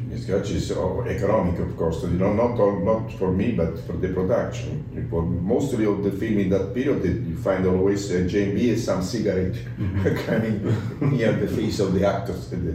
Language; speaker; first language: English; non-native, learner; Italian